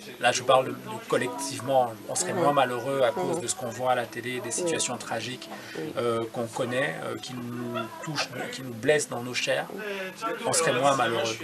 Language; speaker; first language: French; non-native, local second language; Duala